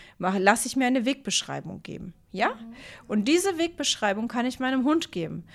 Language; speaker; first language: German; native; German